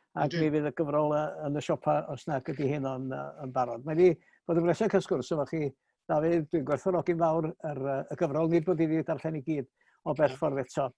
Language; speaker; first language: Welsh; native; Welsh